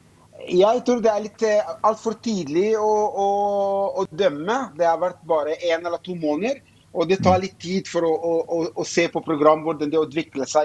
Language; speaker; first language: Swedish; non-native, fluent; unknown